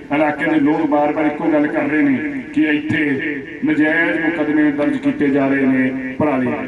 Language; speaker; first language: Hindi; non-native, local second language; Punjabi